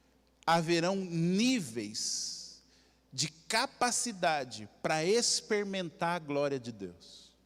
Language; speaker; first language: Portuguese; native; Portuguese